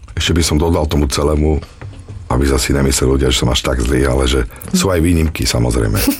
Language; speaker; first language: Slovak; native; Slovak